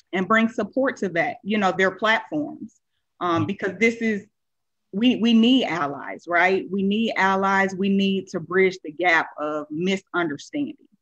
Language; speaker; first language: English; native; English